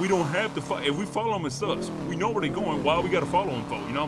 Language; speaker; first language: English; native; English